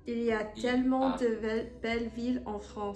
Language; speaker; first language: French; non-native, fluent; English